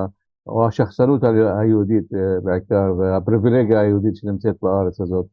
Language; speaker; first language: Hebrew; non-native, local second language; Arabic